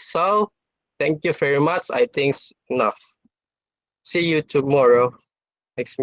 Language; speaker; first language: English; non-native, fluent; Indonesian